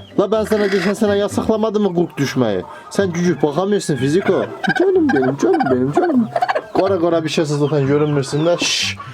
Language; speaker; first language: Turkish; native; Turkish